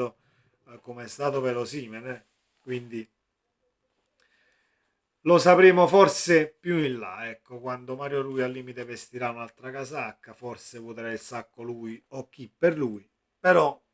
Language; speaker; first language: Italian; native; Italian